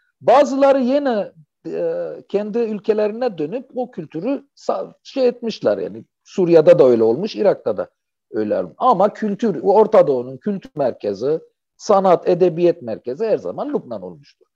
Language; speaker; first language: Turkish; non-native, fluent; Arabic